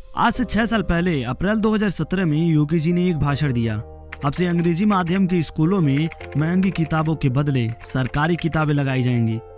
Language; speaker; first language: Hindi; native; Hindi